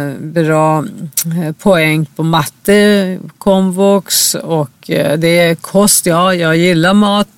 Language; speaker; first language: Swedish; non-native, fluent; Persian